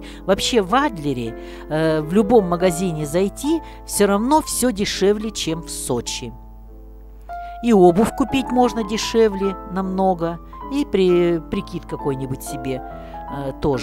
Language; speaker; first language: Russian; native; Russian